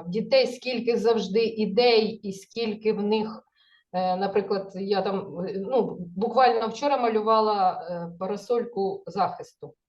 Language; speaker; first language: Ukrainian; native; Ukrainian